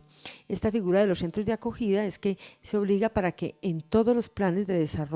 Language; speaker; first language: Spanish; native; Spanish